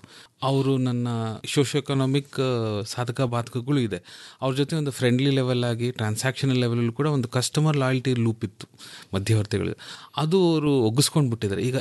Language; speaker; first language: Kannada; native; Kannada